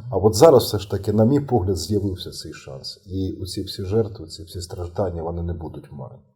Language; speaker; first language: Ukrainian; native; Ukrainian